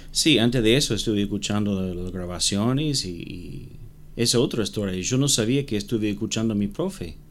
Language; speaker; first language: Spanish; non-native, learner; English